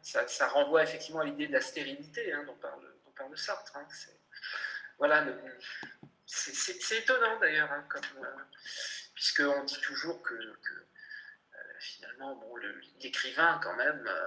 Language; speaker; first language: French; native; French